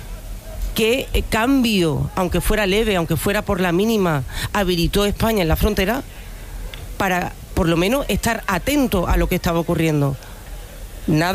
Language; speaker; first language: Spanish; native; Spanish